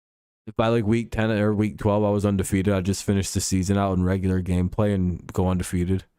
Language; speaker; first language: English; native; English